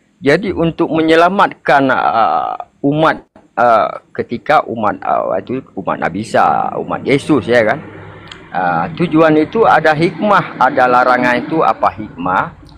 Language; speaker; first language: Indonesian; non-native, local second language; Achinese